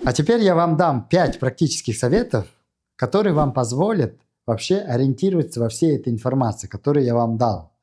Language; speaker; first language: Russian; non-native, fluent; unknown